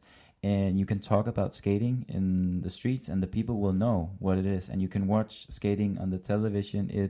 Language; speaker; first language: English; non-native, fluent; Danish